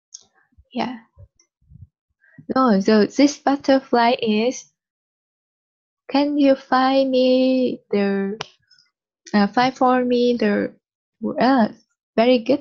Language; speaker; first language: English; non-native, learner; Vietnamese